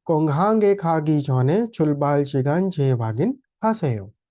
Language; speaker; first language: Korean; non-native, fluent; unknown